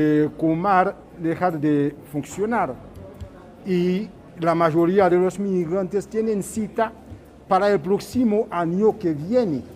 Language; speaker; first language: Spanish; non-native, fluent; Haitian Creole